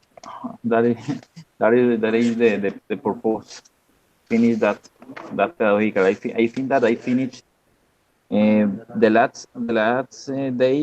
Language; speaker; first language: English; non-native, learner; Spanish